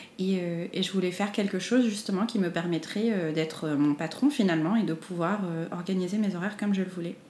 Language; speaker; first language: French; non-native, local second language; Arabic